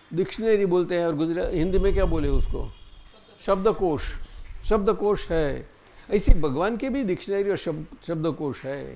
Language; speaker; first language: Hindi; non-native, local second language; Gujarati